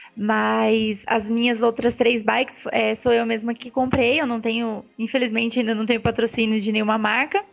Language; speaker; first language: Portuguese; native; Portuguese